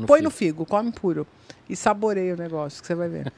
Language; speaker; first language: Portuguese; native; Portuguese